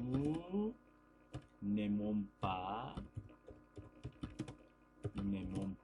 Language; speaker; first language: French; non-native, fluent; Turkish